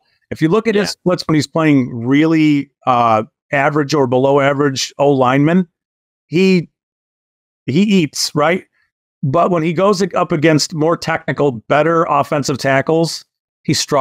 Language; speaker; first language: English; native; English